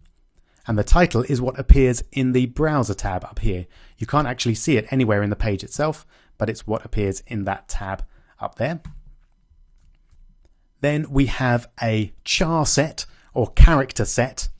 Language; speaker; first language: English; native; English